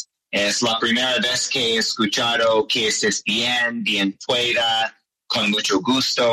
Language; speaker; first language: Spanish; non-native, learner; English